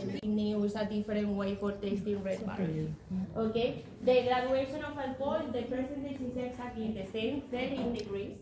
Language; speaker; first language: English; non-native, fluent; Spanish